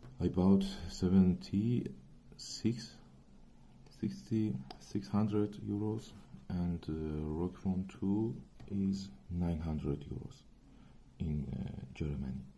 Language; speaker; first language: English; non-native, learner; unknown